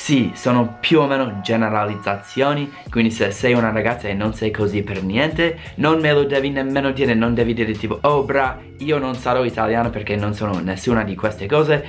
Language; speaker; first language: Italian; non-native, fluent; English